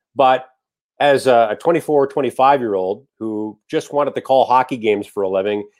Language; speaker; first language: English; native; English